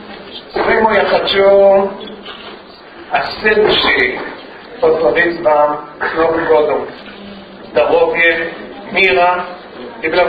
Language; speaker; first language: Russian; non-native, learner; Hebrew